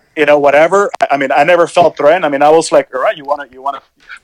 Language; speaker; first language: English; early bilingual, other home language; Spanish